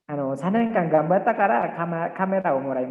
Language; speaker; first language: Japanese; non-native, learner; Indonesian